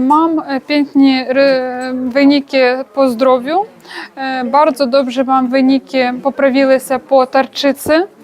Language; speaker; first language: Polish; non-native, learner; Ukrainian